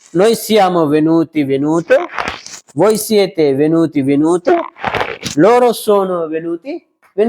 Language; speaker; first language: Italian; non-native, fluent; Sinhala